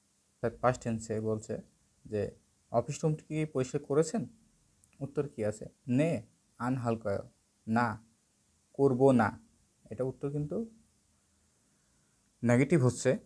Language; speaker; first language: Korean; non-native, learner; Bangla